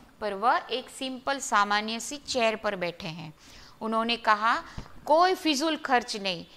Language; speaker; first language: Hindi; non-native, local second language; Gujarati